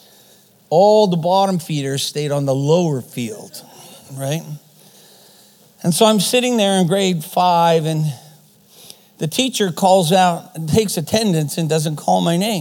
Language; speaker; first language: English; non-native, fluent; German